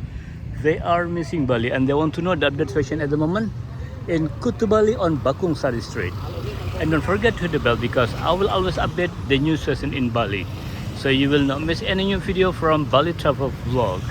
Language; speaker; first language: English; non-native, learner; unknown